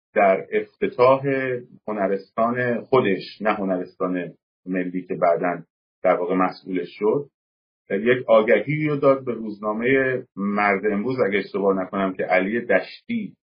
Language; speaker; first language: Persian; native; Persian